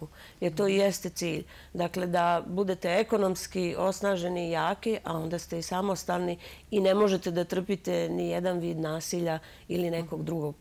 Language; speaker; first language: Serbian; native; Serbian